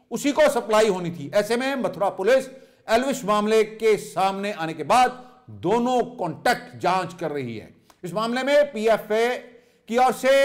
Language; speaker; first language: Hindi; native; Hindi